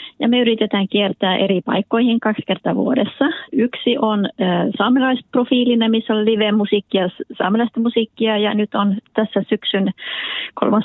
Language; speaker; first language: Finnish; early bilingual, heritage; Finnish